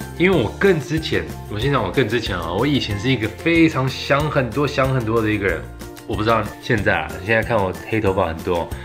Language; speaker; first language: Chinese; early bilingual, heritage; Chinese